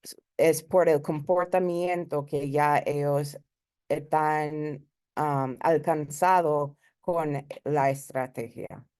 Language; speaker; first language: Spanish; early bilingual, heritage; Spanish